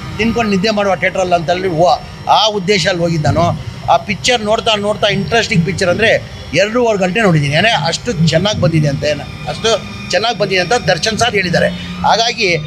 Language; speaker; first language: Kannada; non-native, local second language; Urdu